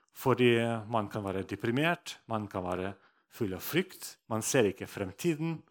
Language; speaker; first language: Norwegian; non-native, fluent; Russian